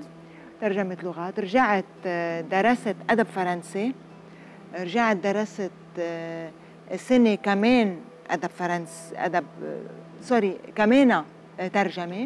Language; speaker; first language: Arabic; native; Arabic